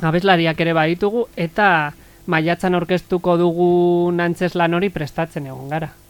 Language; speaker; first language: Basque; native; Basque